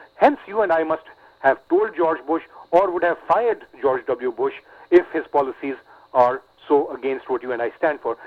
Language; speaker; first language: English; non-native, local second language; Urdu